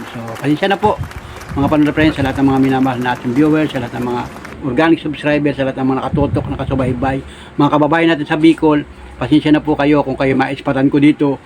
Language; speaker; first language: Filipino; native; Filipino